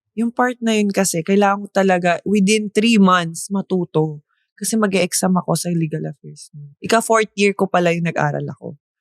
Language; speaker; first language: Filipino; native; Filipino